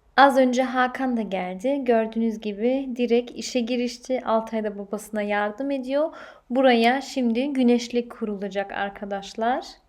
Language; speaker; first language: Turkish; early bilingual, heritage; Turkish